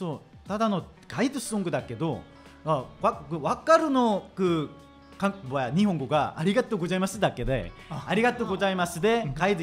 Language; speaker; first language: Japanese; non-native, learner; Korean